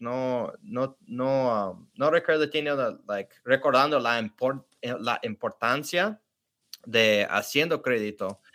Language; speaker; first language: Spanish; early bilingual, heritage; English